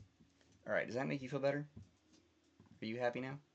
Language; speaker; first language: English; native; English